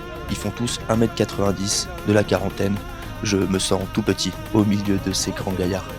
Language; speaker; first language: French; native; French